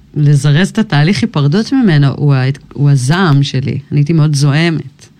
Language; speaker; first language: Hebrew; early bilingual, other home language; English